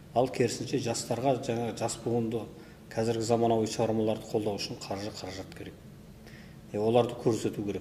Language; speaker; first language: Kazakh; native; Kazakh